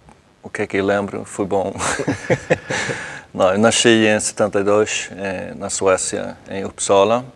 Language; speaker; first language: Portuguese; non-native, fluent; Swedish